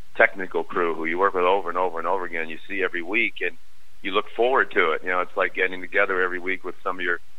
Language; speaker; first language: English; native; English